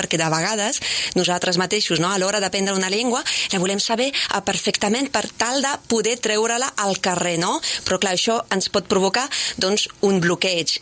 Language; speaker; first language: Catalan; non-native, fluent; French